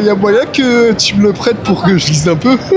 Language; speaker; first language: French; native; French